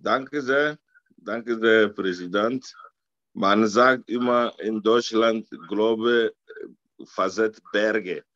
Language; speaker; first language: German; non-native, fluent; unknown